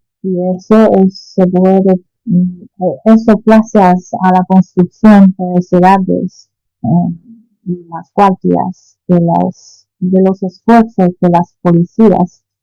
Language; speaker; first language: Spanish; non-native, fluent; Chinese